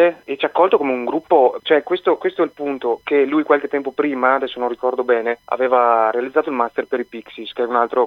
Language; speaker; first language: Italian; native; Italian